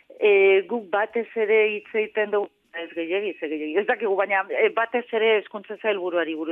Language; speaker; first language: Basque; non-native, local second language; Spanish